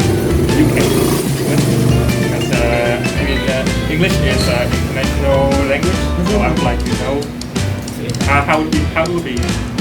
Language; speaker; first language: English; non-native, fluent; Vietnamese